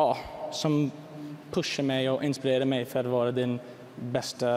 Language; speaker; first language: Swedish; early bilingual, heritage; English